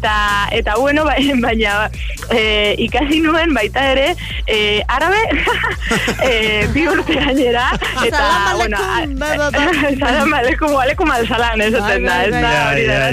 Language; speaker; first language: Basque; non-native, learner; Spanish